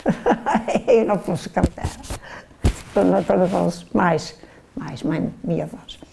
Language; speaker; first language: Portuguese; non-native, learner; Dutch